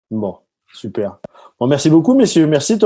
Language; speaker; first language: French; native; French